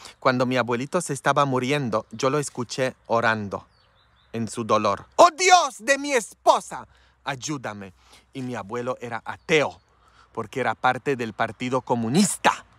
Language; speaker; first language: Spanish; non-native, fluent; Polish